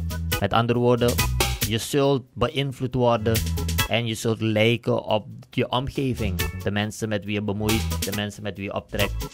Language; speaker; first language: Dutch; native; Dutch